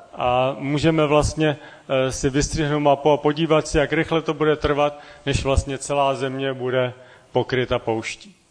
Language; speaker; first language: Czech; native; Czech